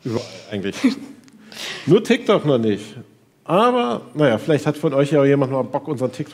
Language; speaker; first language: German; native; German